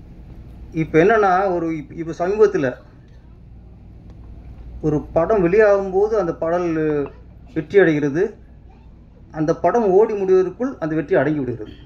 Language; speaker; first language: Tamil; native; Tamil